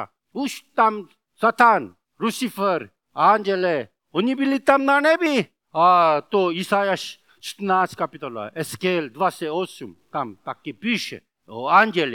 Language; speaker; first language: Czech; non-native, learner; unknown